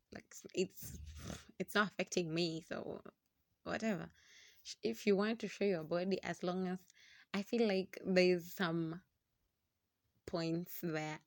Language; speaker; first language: English; non-native, local second language; Swahili